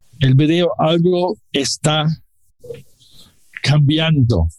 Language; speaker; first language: Spanish; non-native, learner; English